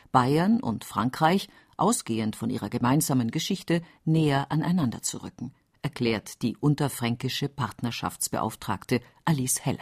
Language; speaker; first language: German; native; German